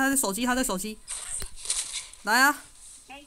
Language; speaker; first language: Chinese; native; Chinese